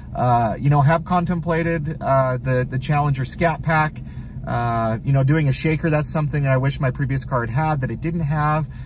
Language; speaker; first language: English; native; English